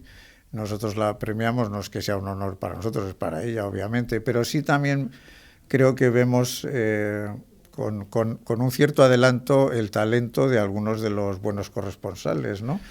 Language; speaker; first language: Spanish; native; Spanish